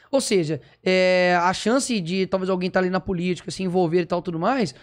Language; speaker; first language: Portuguese; native; Portuguese